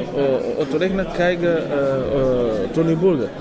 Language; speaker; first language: German; non-native, fluent; Arabic